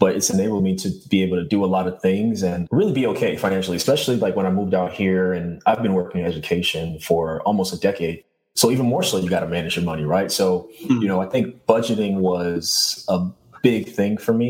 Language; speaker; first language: English; native; English